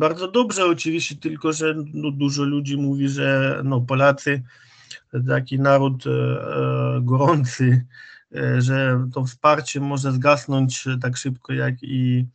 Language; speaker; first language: Polish; non-native, fluent; Ukrainian